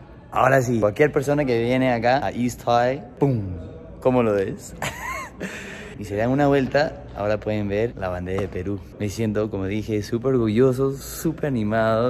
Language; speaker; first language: Spanish; non-native, fluent; English